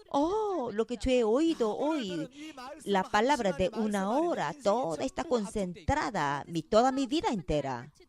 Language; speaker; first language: Spanish; non-native, fluent; Korean